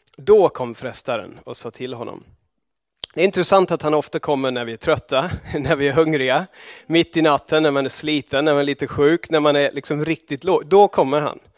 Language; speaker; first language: Swedish; non-native, fluent; English